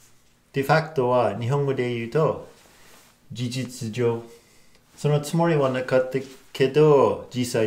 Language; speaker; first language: Japanese; non-native, learner; English